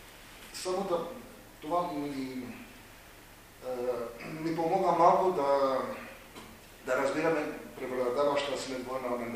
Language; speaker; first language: Bulgarian; non-native, fluent; Greek